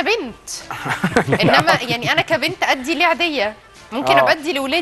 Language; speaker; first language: Arabic; native; Arabic